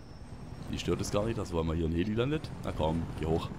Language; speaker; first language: German; native; German